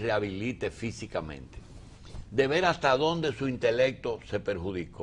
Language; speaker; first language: Spanish; native; Spanish